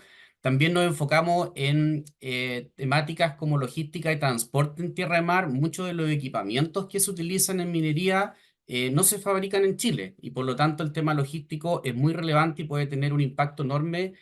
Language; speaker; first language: Spanish; native; Spanish